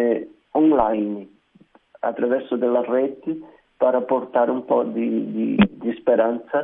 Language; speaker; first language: Italian; non-native, learner; Portuguese